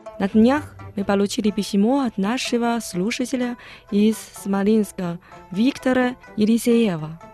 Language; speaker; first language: Russian; non-native, fluent; Chinese